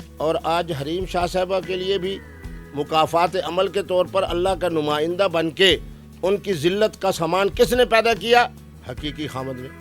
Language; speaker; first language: Urdu; non-native, local second language; Saraiki